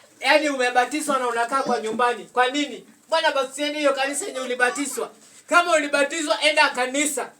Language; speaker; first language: Swahili; non-native, local second language; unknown